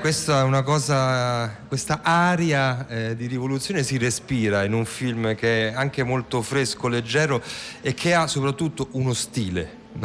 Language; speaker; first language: Italian; native; Italian